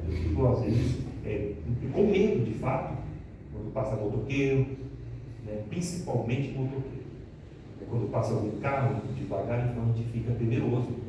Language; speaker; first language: Portuguese; native; Portuguese